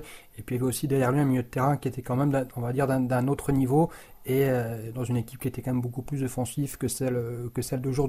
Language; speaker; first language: French; native; French